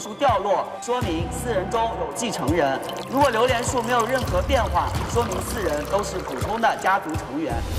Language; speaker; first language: Chinese; native; Chinese